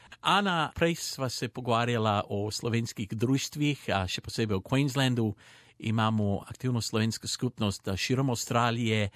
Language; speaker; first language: Slovenian; early bilingual, heritage; Slovenian